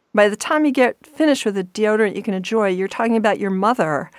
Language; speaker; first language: English; native; English